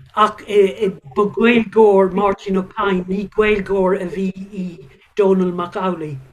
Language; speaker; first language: Irish; non-native, local second language; English